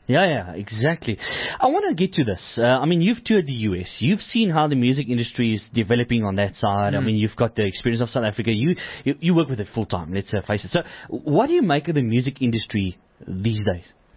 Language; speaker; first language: English; non-native, local second language; Afrikaans